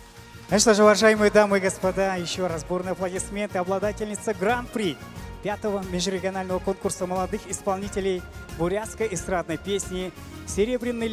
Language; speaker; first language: Russian; native; Russian